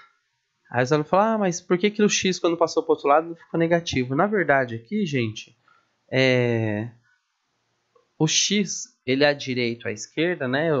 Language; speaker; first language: Portuguese; native; Portuguese